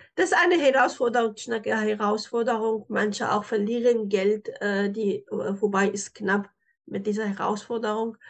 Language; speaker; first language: German; non-native, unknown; Arabic